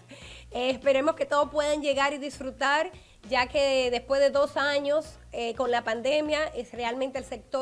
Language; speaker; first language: Spanish; native; Spanish